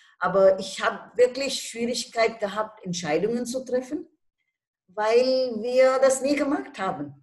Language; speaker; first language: German; non-native, fluent; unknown